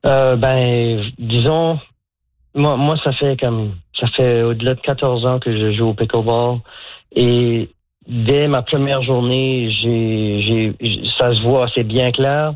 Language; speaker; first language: French; native; French